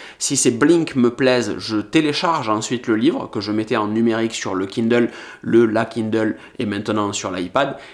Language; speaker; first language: French; native; French